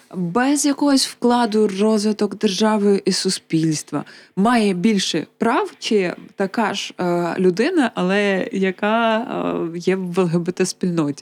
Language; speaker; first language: Ukrainian; native; Ukrainian